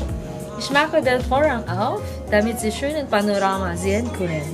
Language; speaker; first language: German; non-native, learner; Filipino